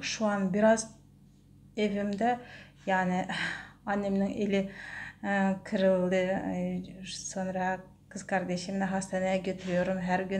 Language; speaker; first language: Turkish; non-native, learner; Russian